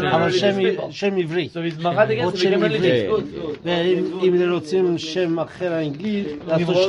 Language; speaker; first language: Hebrew; non-native, learner; English